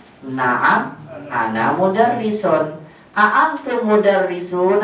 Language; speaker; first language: Arabic; non-native, fluent; Indonesian